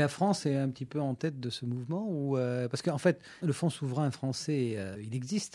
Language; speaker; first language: French; native; French